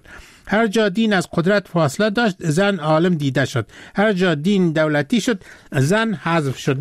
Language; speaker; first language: Persian; native; Persian